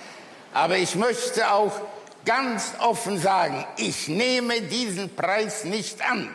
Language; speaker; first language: German; early bilingual, other home language; Polish